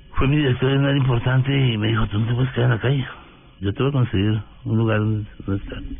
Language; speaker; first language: Spanish; native; Spanish